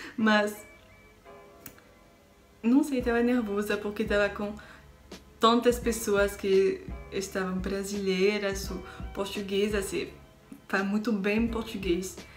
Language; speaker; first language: Portuguese; non-native, learner; French